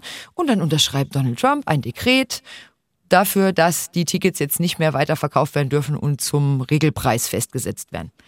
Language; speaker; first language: German; native; German